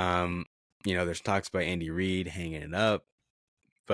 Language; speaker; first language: English; native; English